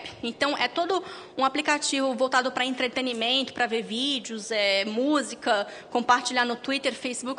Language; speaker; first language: Portuguese; native; Portuguese